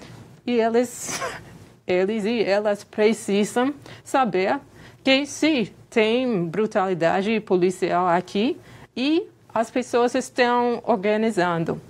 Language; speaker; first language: Portuguese; non-native, fluent; English